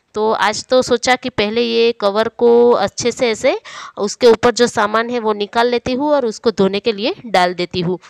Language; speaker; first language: Hindi; non-native, local second language; Gujarati